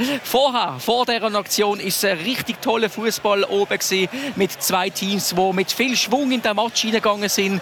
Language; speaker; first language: German; native; German